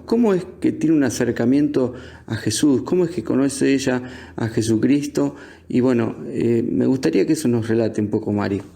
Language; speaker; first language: Spanish; native; Spanish